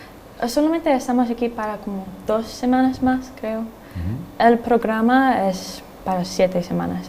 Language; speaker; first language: Spanish; non-native, fluent; English